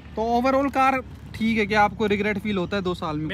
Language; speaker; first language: Hindi; native; Hindi